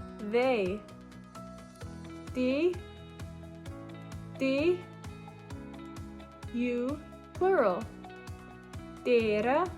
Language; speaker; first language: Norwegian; non-native, learner; English